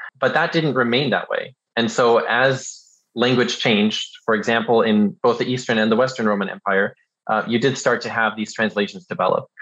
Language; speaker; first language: English; early bilingual, other home language; German